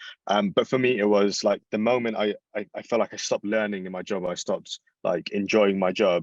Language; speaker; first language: English; native; English